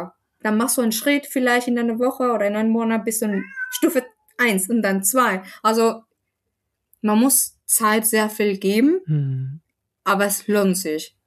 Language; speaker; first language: German; non-native, fluent; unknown